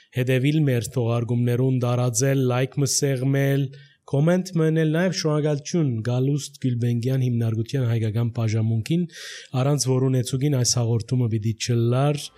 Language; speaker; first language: Armenian; early bilingual, heritage; Armenian